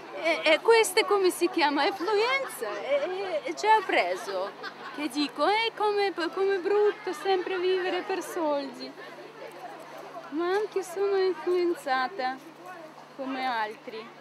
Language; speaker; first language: Italian; non-native, learner; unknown